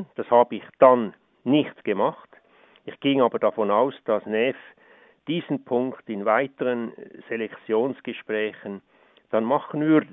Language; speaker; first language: German; native; German